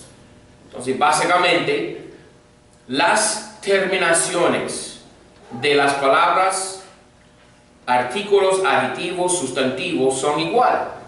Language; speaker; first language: Spanish; non-native, fluent; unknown